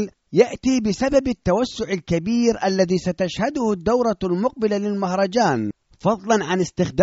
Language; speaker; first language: Arabic; native; Arabic